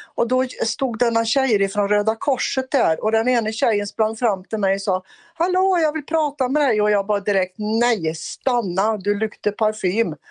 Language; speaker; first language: Swedish; native; Swedish